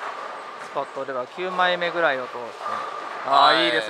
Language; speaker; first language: Japanese; native; Japanese